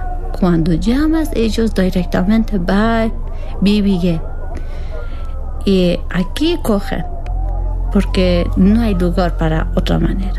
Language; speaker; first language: Spanish; non-native, learner; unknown